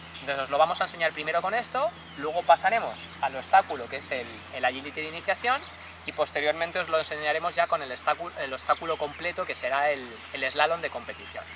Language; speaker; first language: Spanish; native; Spanish